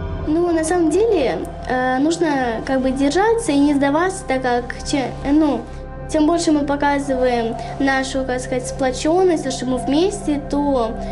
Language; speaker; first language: Russian; native; Russian